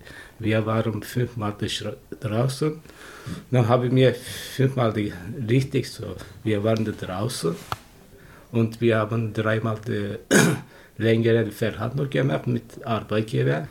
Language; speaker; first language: German; non-native, learner; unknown